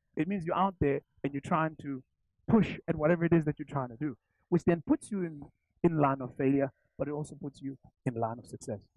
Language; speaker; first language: English; non-native, local second language; Zulu